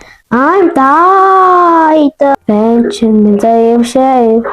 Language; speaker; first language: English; non-native, learner; Mongolian